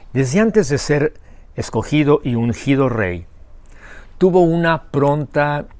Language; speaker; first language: Spanish; native; Spanish